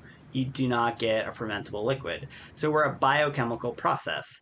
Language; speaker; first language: English; native; English